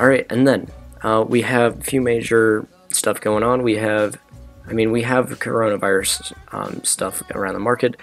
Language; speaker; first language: English; native; English